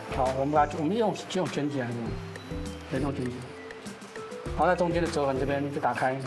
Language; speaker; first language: Chinese; native; Chinese